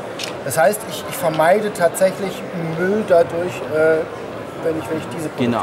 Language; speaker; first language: German; native; German